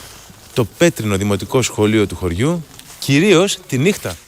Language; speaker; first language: Greek; native; Greek